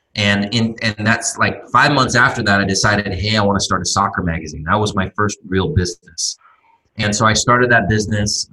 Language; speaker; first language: English; native; English